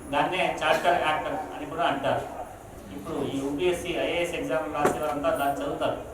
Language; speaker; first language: Telugu; non-native, local second language; Kannada